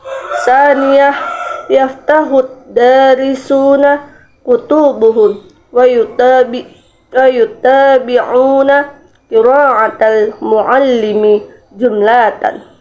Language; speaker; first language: Arabic; non-native, learner; Indonesian